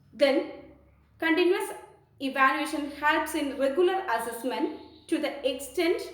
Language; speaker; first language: English; non-native, local second language; Malayalam